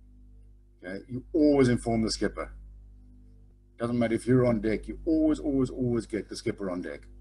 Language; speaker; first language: English; native; English